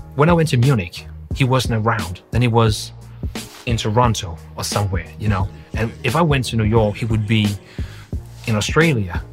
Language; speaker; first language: English; non-native, fluent; Danish